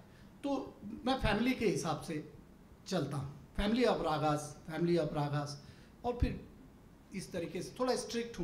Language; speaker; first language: Hindi; native; Hindi